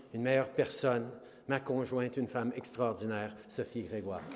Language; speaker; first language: French; native; French